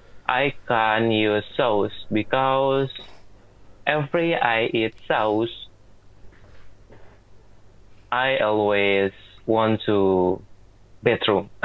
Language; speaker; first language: English; non-native, learner; Indonesian